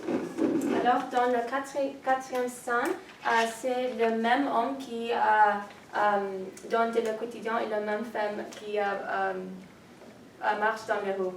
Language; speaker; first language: French; non-native, learner; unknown